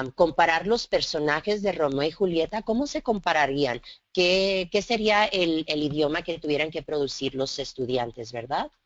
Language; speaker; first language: Spanish; native; Spanish